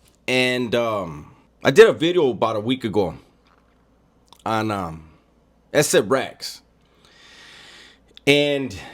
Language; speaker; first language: English; native; English